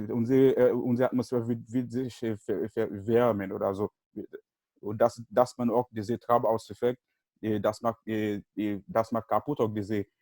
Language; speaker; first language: German; non-native, learner; Haitian Creole